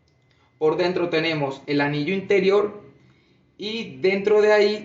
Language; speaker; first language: Spanish; native; Spanish